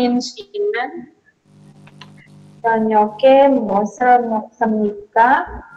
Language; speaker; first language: Korean; non-native, learner; Indonesian